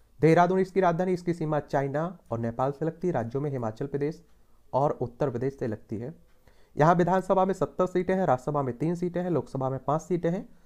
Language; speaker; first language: Hindi; native; Hindi